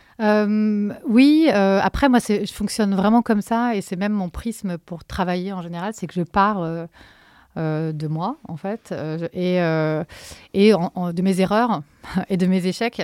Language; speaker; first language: French; native; French